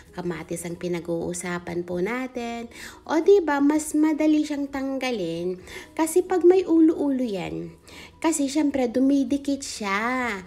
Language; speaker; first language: Filipino; non-native, local second language; Iloko